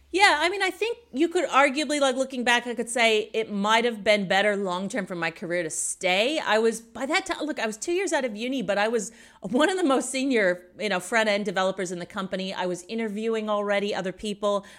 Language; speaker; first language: English; native; English